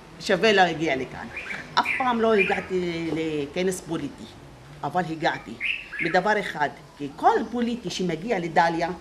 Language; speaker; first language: Hebrew; non-native, local second language; Arabic